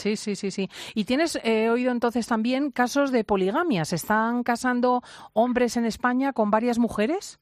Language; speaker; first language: Spanish; native; Spanish